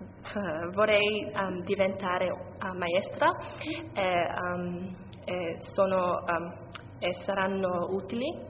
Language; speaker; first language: Italian; non-native, learner; English